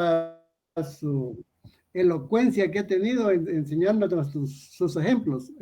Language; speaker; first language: Spanish; native; Spanish